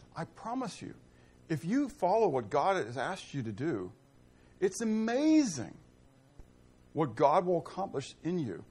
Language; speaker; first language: English; native; English